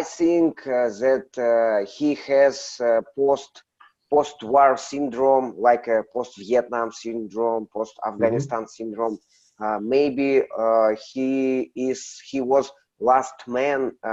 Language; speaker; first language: English; non-native, learner; Russian